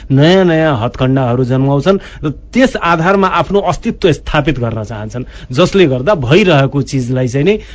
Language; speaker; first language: Nepali; non-native, local second language; Maithili